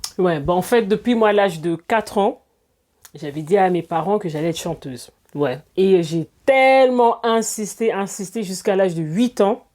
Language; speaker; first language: French; early bilingual, other home language; Lingala